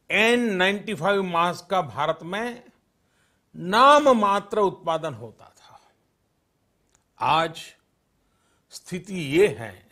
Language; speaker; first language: Hindi; non-native, local second language; Gujarati